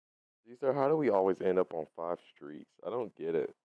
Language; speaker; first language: English; native; English